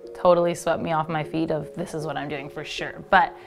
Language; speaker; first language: English; native; English